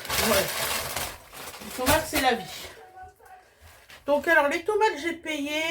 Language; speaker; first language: French; native; French